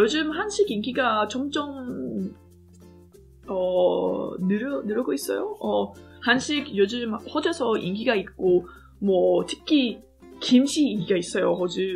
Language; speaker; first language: Korean; non-native, fluent; English